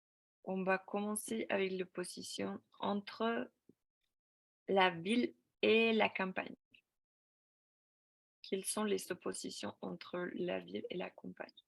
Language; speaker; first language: French; non-native, fluent; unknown